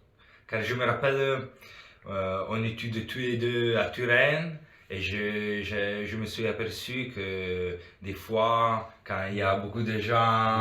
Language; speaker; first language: French; non-native, local second language; Italian